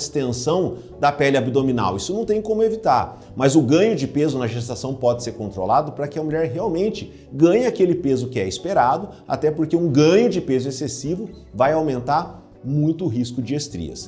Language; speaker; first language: Portuguese; native; Portuguese